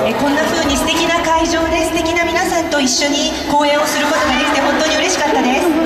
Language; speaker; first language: Japanese; native; Japanese